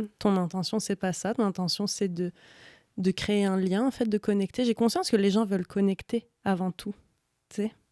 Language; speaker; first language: French; native; French